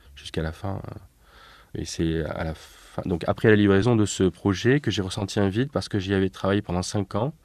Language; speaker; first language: French; native; French